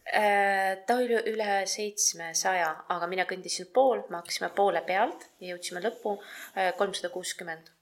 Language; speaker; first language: Estonian; non-native, local second language; Russian